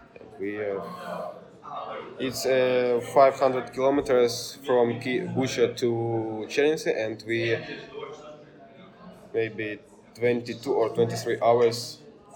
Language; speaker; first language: English; non-native, learner; Ukrainian